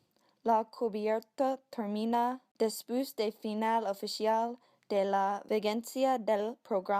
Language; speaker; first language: Spanish; non-native, learner; English